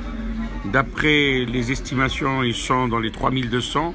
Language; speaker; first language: French; non-native, local second language; Arabic